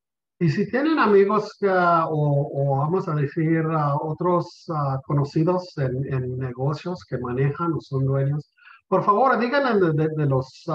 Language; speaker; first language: Spanish; early bilingual, heritage; Spanish